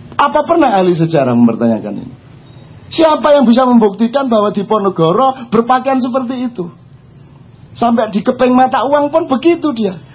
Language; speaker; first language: Indonesian; non-native, local second language; Javanese